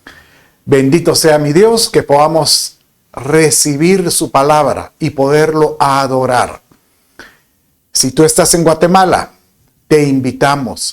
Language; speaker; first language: Spanish; native; Spanish